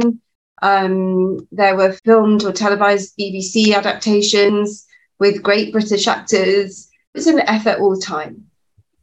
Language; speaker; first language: English; native; English